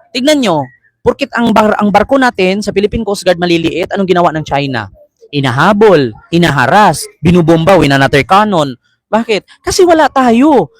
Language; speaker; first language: Filipino; native; Filipino